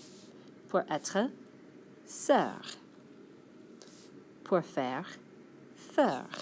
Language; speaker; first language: French; non-native, fluent; English